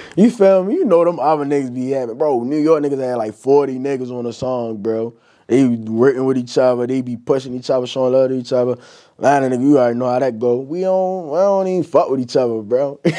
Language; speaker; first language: English; native; English